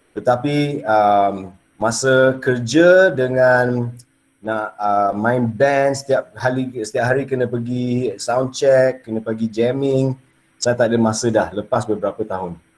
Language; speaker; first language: Malay; non-native, local second language; English